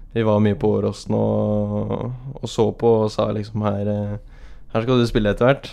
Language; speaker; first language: Norwegian; native; Norwegian